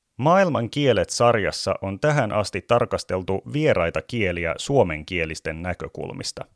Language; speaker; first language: Finnish; native; Finnish